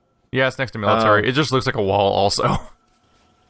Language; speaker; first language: English; native; English